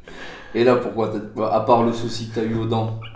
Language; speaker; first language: French; native; French